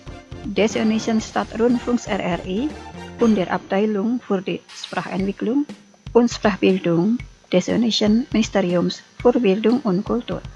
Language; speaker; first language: German; non-native, fluent; Indonesian